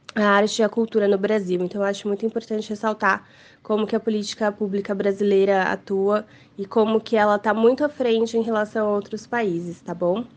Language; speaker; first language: Portuguese; native; Portuguese